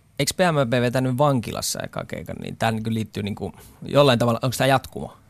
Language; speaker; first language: Finnish; native; Finnish